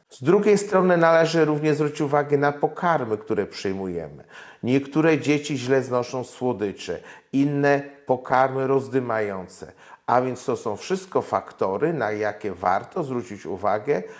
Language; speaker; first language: Polish; native; Polish